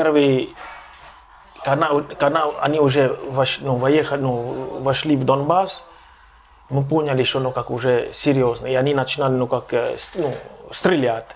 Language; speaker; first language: Russian; non-native, local second language; Ukrainian